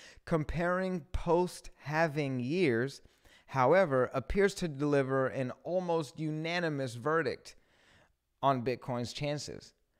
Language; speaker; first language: English; early bilingual, other home language; Spanish